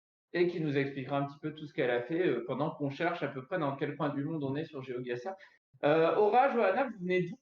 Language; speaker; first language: French; native; French